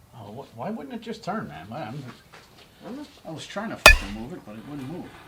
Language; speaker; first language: English; native; English